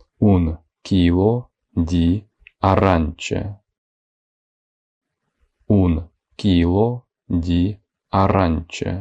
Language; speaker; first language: Italian; non-native, fluent; Ukrainian